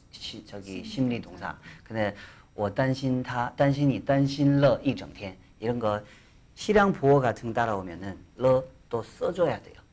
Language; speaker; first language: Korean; non-native, fluent; Chinese